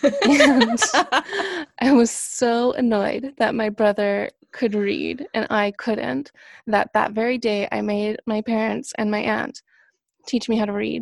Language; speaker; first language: English; native; English